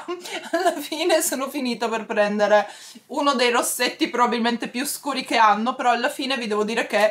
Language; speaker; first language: Italian; native; Italian